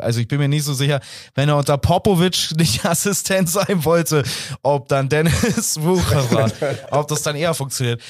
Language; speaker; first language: German; native; German